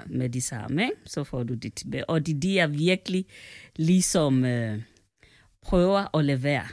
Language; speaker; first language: Danish; non-native, fluent; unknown